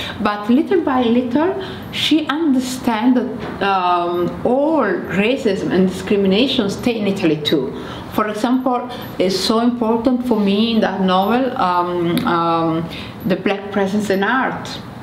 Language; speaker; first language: English; non-native, fluent; Somali